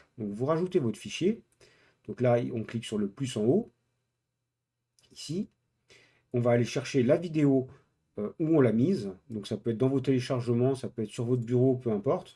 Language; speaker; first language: French; native; French